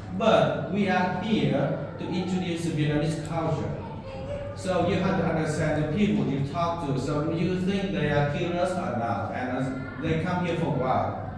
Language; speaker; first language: English; non-native, learner; Vietnamese